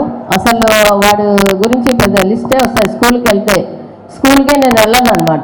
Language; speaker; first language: Telugu; native; Telugu